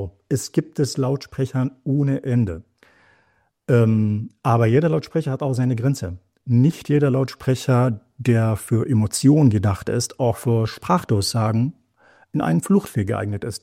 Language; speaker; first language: German; native; German